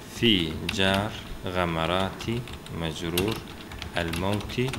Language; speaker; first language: Arabic; non-native, fluent; Turkish